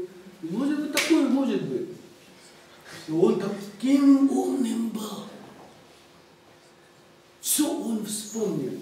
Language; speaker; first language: Russian; non-native, fluent; Korean